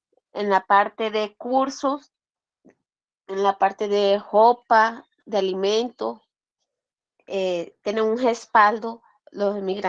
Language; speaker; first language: Portuguese; non-native, learner; Spanish